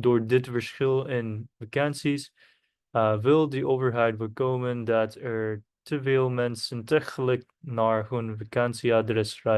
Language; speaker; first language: Dutch; non-native, learner; Korean